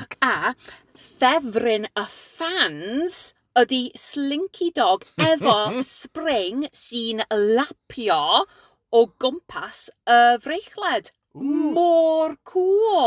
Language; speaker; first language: Welsh; non-native, learner; English